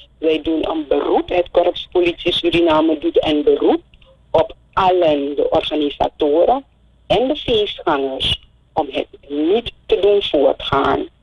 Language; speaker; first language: Dutch; native; Dutch